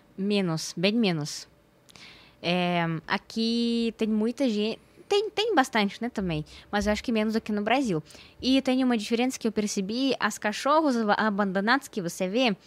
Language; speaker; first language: Portuguese; non-native, fluent; Russian